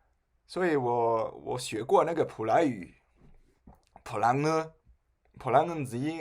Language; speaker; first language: Chinese; non-native, fluent; Spanish